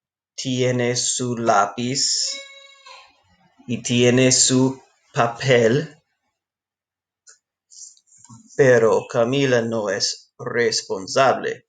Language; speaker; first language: Spanish; non-native, fluent; English